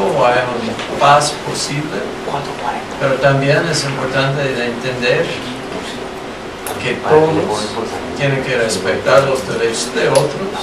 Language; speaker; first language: Spanish; non-native, fluent; English